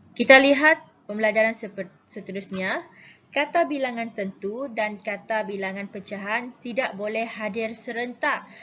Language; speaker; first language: Malay; native; Malay